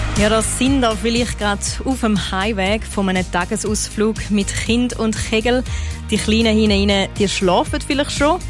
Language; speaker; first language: German; native; German